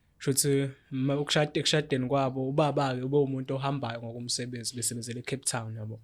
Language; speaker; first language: Zulu; native; Zulu